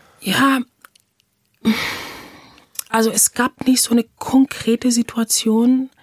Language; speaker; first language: German; non-native, fluent; English